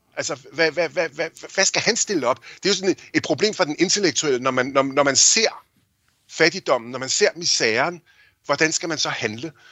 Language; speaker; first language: Danish; native; Danish